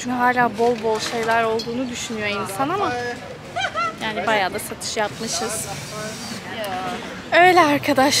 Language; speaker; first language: Turkish; early bilingual, heritage; Turkish